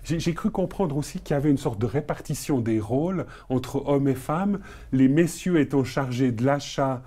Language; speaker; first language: French; native; French